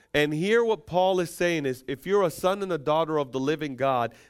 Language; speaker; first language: English; non-native, fluent; Spanish